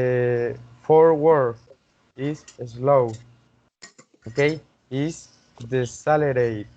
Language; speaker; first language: English; non-native, learner; Spanish